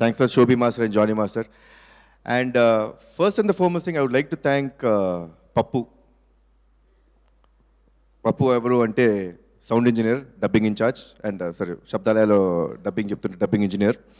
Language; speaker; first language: Telugu; native; Telugu